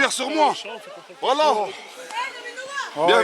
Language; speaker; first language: French; native; French